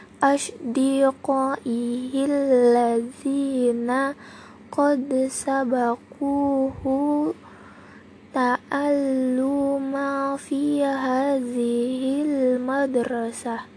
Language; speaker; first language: Arabic; non-native, learner; Indonesian